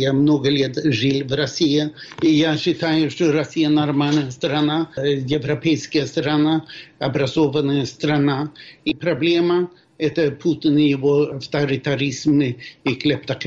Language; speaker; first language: Russian; non-native, fluent; Swedish